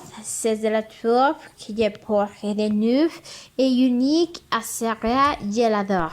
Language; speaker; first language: French; non-native, learner; Spanish